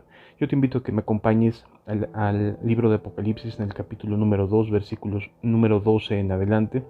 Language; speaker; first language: Spanish; native; Spanish